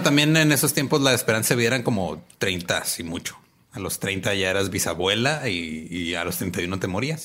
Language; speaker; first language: Spanish; native; Spanish